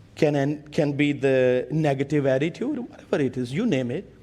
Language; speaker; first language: English; non-native, local second language; Urdu